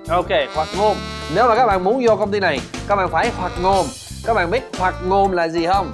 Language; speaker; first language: Vietnamese; non-native, fluent; English